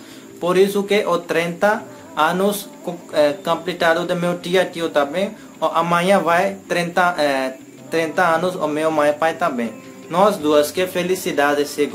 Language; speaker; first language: Portuguese; non-native, learner; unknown